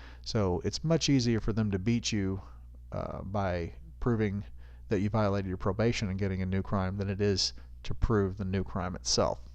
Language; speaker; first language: English; native; English